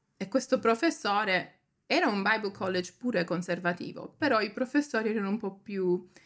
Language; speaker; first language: Italian; early bilingual, heritage; Italian